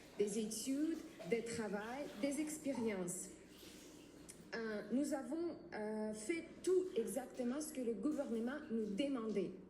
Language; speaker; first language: French; non-native, learner; Ukrainian